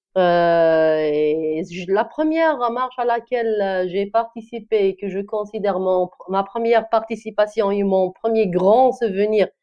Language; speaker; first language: French; non-native, local second language; Kabyle